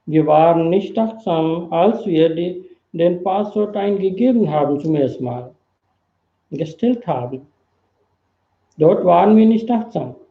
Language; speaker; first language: German; non-native, fluent; Sinhala